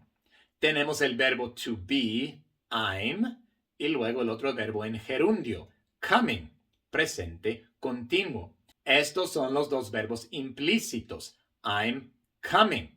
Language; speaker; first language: Spanish; non-native, fluent; English